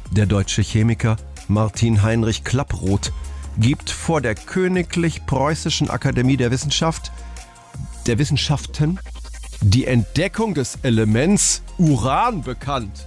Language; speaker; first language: German; native; German